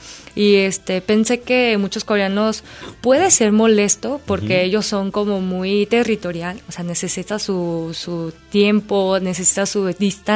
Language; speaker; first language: Spanish; non-native, fluent; Korean